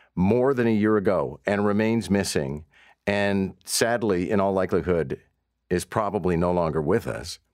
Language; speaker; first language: English; native; English